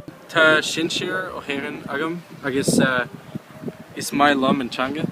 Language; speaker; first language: Irish; non-native, learner; English